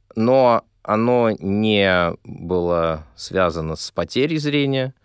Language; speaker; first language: Russian; native; Russian